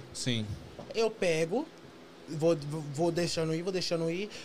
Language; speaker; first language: Portuguese; native; Portuguese